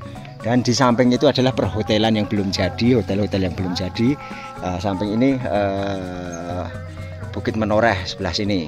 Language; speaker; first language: Indonesian; non-native, local second language; Javanese